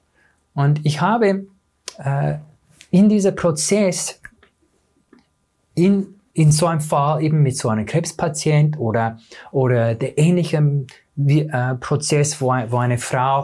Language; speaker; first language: German; non-native, fluent; English